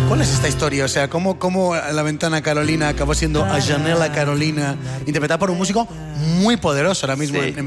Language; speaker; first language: Spanish; native; Spanish